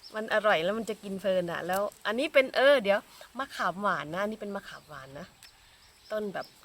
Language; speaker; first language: Thai; native; Thai